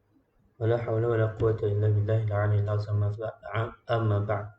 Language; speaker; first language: Arabic; non-native, fluent; Malay